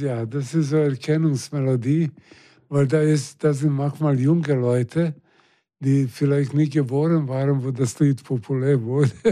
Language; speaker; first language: German; non-native, fluent; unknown